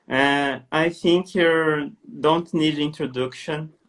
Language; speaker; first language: English; non-native, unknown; Portuguese